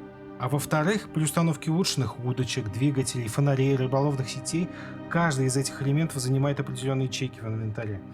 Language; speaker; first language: Russian; native; Russian